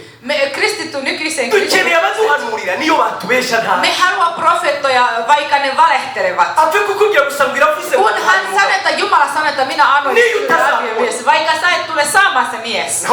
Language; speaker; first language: Finnish; non-native, learner; Kinyarwanda